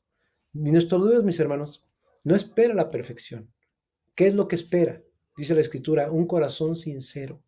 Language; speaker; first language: Spanish; native; Spanish